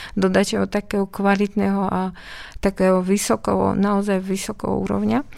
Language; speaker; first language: Slovak; non-native, fluent; Uzbek